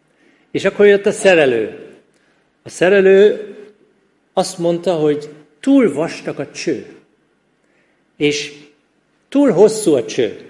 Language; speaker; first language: Hungarian; non-native, fluent; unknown